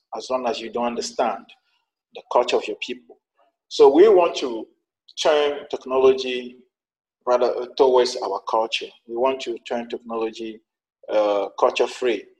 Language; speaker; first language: English; non-native, fluent; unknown